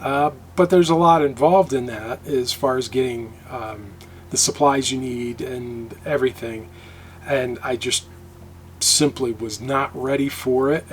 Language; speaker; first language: English; native; English